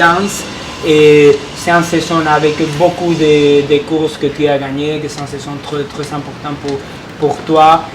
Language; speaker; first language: French; non-native, learner; Spanish